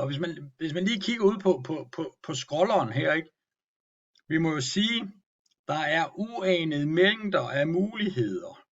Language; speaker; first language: Danish; native; Danish